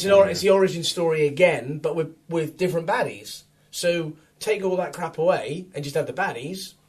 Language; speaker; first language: English; native; English